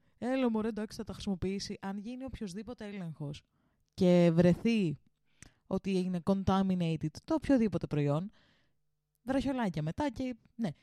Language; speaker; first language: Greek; early bilingual, heritage; Greek